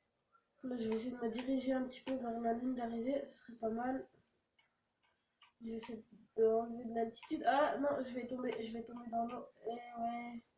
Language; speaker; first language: French; native; French